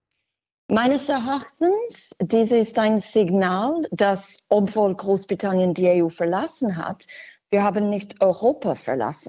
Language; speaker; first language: German; non-native, fluent; English